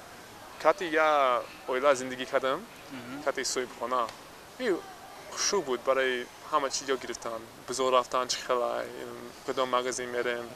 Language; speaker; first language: Persian; non-native, learner; English